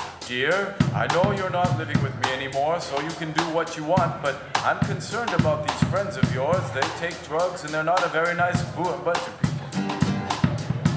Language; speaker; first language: English; native; English